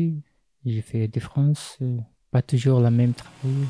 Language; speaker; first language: French; non-native, learner; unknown